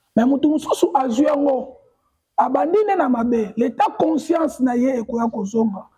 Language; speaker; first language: Lingala; non-native, local second language; Kongo